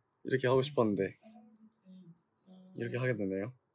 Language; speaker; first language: Korean; non-native, fluent; English